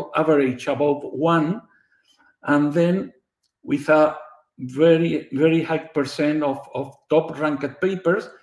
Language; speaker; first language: English; non-native, fluent; Spanish